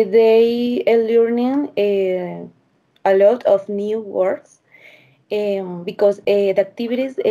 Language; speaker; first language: English; non-native, learner; Spanish